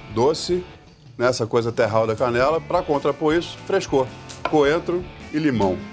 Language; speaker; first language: Portuguese; non-native, fluent; English